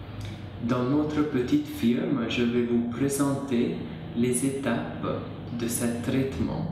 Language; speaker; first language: French; non-native, learner; Hungarian